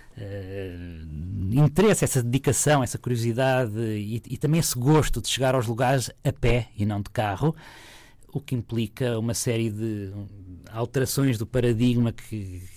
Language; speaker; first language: Portuguese; native; Portuguese